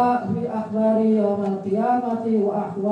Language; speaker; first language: Arabic; non-native, fluent; Indonesian